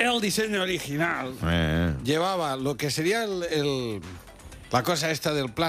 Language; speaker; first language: Spanish; native; Spanish